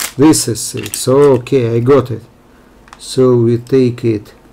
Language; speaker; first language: English; non-native, fluent; Russian